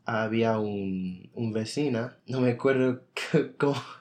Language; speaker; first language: Spanish; non-native, fluent; English